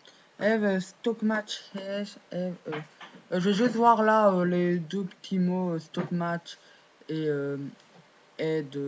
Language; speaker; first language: French; native; French